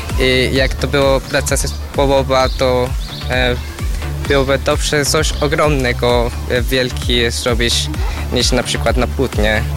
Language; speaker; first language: Polish; non-native, learner; Spanish